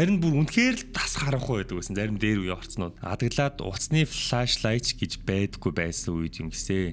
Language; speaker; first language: Mongolian; native; Mongolian